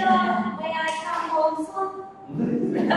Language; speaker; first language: English; non-native, learner; Vietnamese